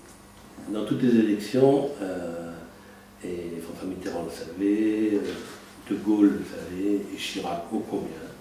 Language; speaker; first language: French; native; French